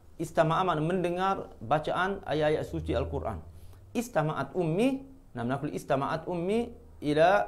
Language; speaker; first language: Arabic; non-native, fluent; Malay